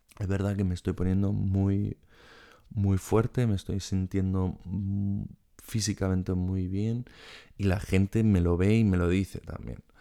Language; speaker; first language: Spanish; non-native, fluent; German